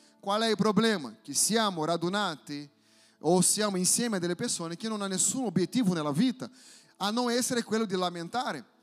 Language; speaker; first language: Italian; non-native, fluent; Portuguese